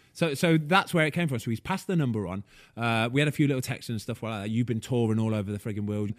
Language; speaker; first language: English; native; English